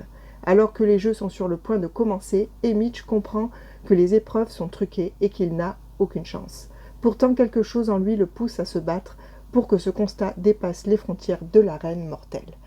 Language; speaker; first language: French; native; French